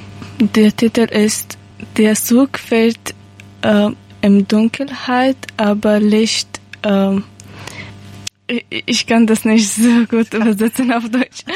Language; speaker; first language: German; non-native, learner; Persian